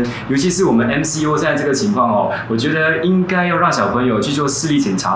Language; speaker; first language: Chinese; native; Chinese